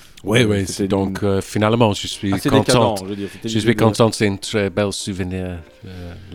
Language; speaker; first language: French; non-native, fluent; English